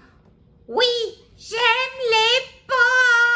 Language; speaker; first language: French; early bilingual, heritage; French